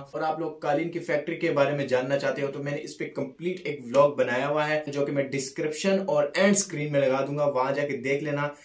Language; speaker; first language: Urdu; non-native, fluent; Persian